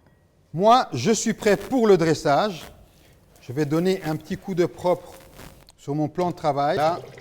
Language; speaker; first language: French; native; French